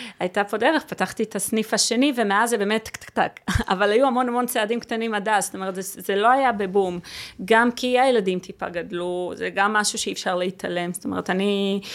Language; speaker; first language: Hebrew; early bilingual, other home language; Russian